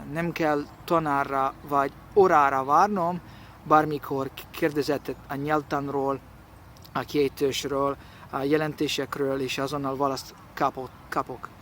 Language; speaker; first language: Hungarian; non-native, learner; Italian